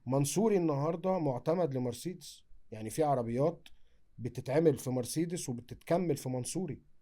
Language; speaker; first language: Egyptian Arabic; native; Egyptian Arabic